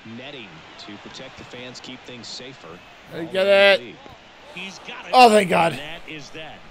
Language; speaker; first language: English; native; English